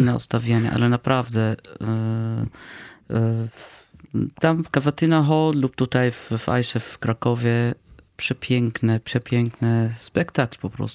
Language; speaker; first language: Polish; non-native, fluent; Arabic